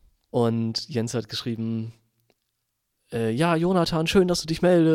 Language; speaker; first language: German; native; German